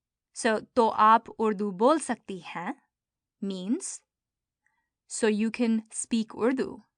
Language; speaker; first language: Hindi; early bilingual, heritage; Urdu